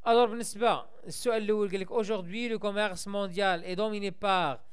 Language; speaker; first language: French; non-native, local second language; Arabic